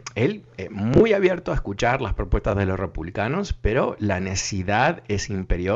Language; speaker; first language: Spanish; early bilingual, heritage; Spanish